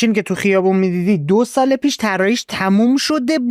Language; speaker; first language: Persian; native; Persian